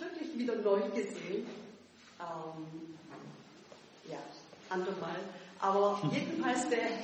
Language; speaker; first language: German; non-native, fluent; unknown